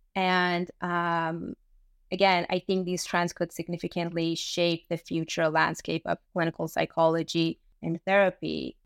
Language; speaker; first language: English; early bilingual, other home language; Persian